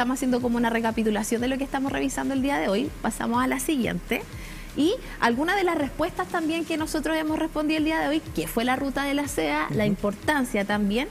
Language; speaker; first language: Spanish; native; Spanish